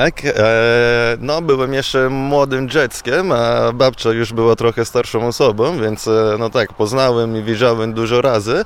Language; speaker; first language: Polish; non-native, fluent; Italian